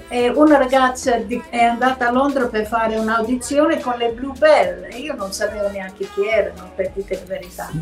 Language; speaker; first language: Italian; non-native, fluent; English